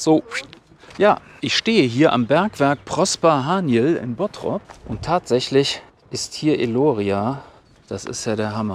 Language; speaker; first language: German; native; German